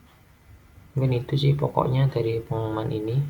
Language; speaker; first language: Indonesian; native; Indonesian